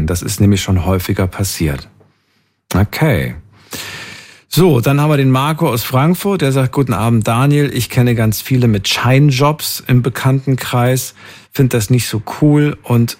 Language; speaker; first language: German; native; German